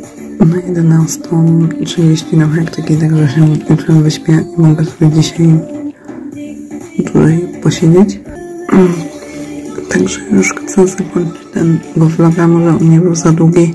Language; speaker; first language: Polish; native; Polish